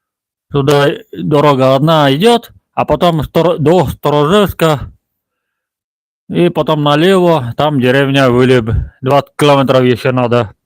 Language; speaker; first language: Russian; non-native, local second language; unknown